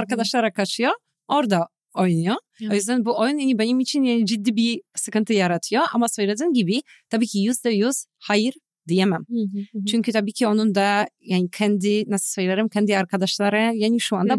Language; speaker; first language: Turkish; non-native, fluent; Polish